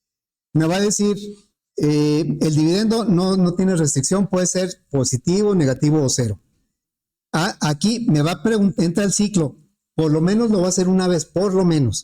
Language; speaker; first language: Spanish; native; Spanish